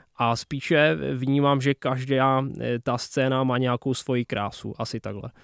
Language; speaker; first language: Czech; non-native, local second language; Polish